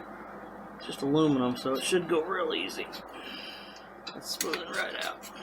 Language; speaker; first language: English; native; English